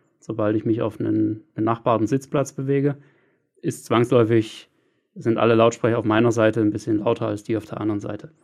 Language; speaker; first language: German; native; German